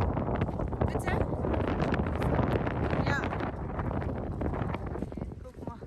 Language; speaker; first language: German; non-native, learner; Filipino